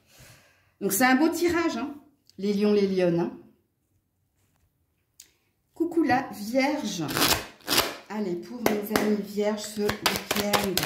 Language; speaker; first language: French; native; French